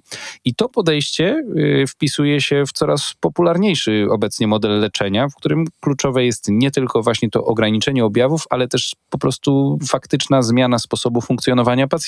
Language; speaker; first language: Polish; native; Polish